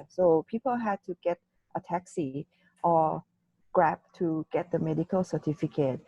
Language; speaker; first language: English; non-native, learner; Thai